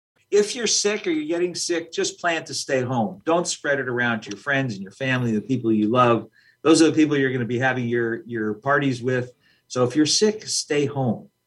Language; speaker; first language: English; native; English